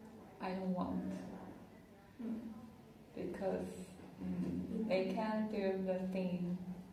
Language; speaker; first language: English; non-native, learner; Chinese